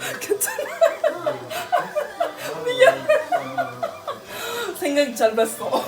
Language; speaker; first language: Korean; non-native, learner; French